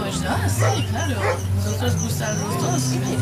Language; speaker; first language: Spanish; non-native, learner; French